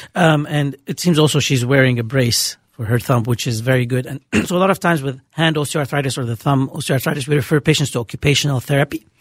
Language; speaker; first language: English; non-native, fluent; Arabic